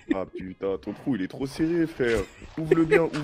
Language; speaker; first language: French; native; French